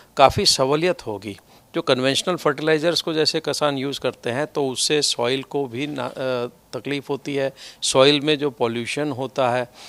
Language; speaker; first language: Hindi; non-native, local second language; Gujarati